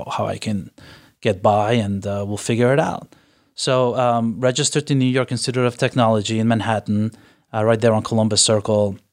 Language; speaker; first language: English; early bilingual, other home language; Persian